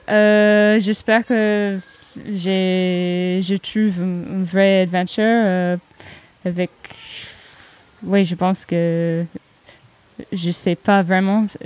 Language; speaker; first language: French; non-native, learner; English